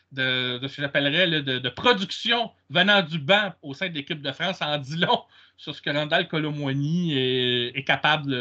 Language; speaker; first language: French; native; French